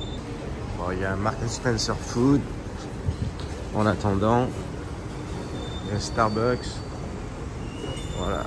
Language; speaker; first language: French; native; French